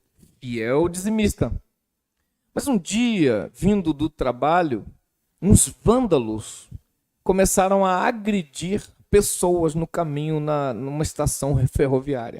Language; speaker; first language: Portuguese; native; Portuguese